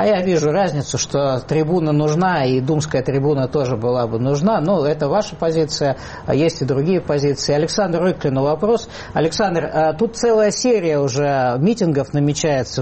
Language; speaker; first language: Russian; native; Russian